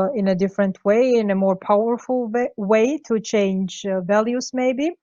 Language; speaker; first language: English; non-native, fluent; Georgian